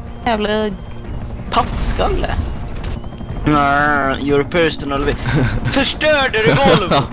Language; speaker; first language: Swedish; native; Swedish